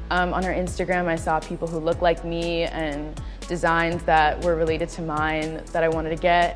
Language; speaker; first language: English; native; English